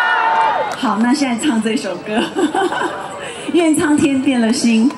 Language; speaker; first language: Chinese; native; Chinese